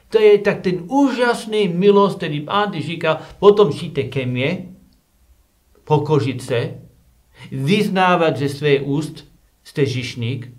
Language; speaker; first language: Czech; non-native, learner; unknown